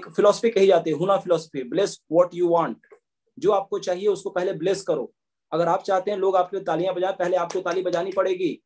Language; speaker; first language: Hindi; native; Hindi